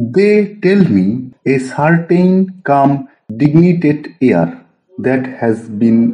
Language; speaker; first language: English; non-native, local second language; Bangla